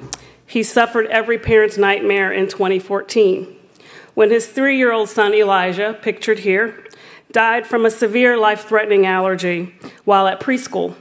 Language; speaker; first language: English; native; English